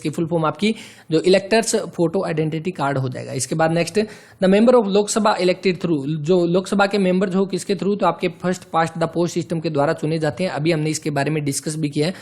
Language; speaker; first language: Hindi; native; Hindi